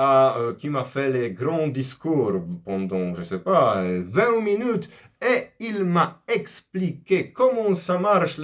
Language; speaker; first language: French; non-native, fluent; Polish